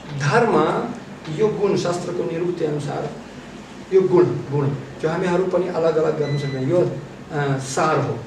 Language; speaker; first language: Nepali; non-native, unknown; Russian